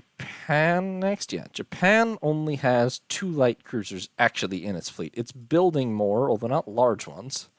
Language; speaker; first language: English; native; English